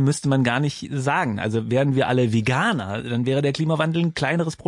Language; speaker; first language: German; native; German